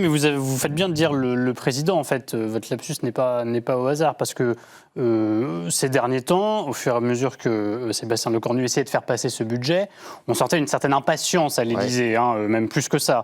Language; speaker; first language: French; native; French